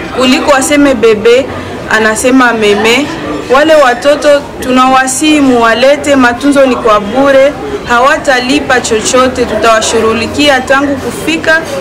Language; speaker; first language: Swahili; native; Swahili